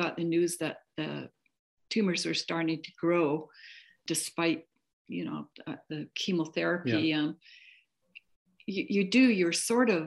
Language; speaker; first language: English; native; English